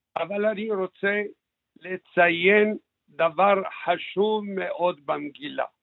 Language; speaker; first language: Hebrew; early bilingual, other home language; Arabic